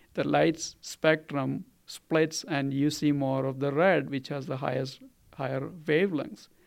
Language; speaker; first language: English; non-native, local second language; Malayalam